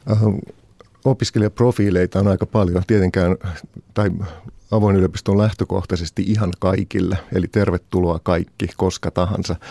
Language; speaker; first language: Finnish; native; Finnish